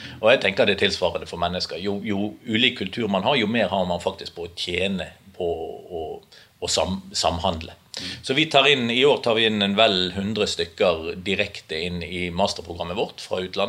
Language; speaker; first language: Norwegian; native; Norwegian